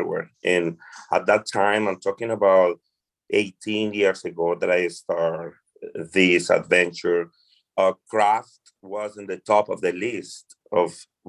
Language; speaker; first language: English; non-native, fluent; Spanish